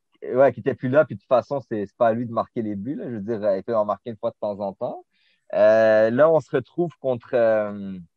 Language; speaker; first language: French; native; French